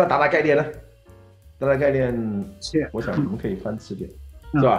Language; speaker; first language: Chinese; native; Chinese